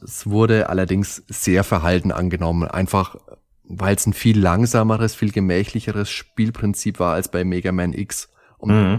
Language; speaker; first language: German; native; German